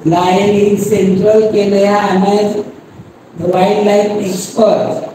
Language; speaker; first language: English; non-native, local second language; Marathi